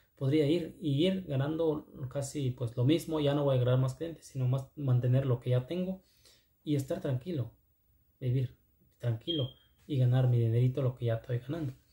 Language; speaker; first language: Spanish; non-native, local second language; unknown